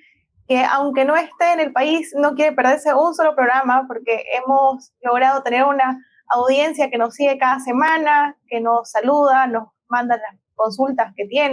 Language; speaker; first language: Spanish; native; Spanish